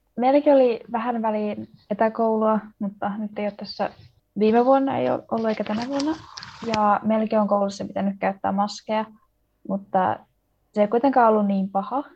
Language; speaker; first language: Finnish; native; Finnish